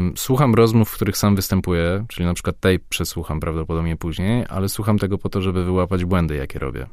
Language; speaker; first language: Polish; native; Polish